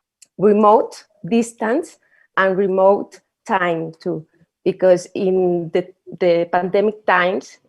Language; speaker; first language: English; non-native, learner; Spanish